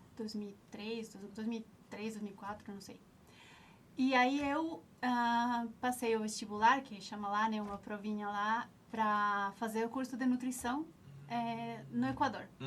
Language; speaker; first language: Portuguese; non-native, fluent; Spanish